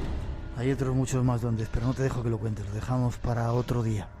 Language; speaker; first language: Spanish; native; Spanish